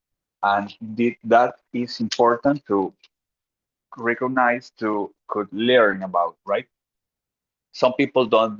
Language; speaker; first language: English; non-native, fluent; Spanish